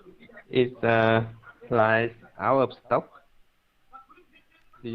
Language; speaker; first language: English; non-native, learner; Vietnamese